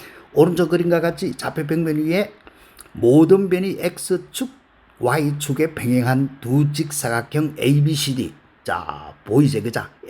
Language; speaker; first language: Korean; native; Korean